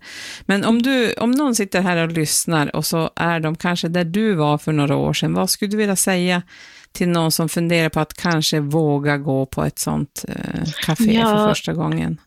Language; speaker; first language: Swedish; native; Swedish